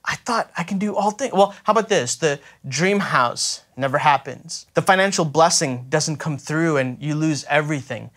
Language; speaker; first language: English; native; English